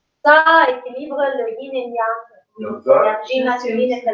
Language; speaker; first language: French; non-native, learner; English